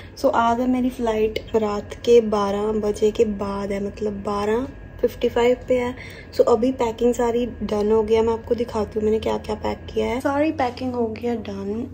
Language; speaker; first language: Hindi; non-native, local second language; Punjabi